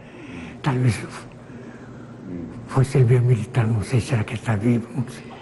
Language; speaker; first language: Portuguese; non-native, learner; Korean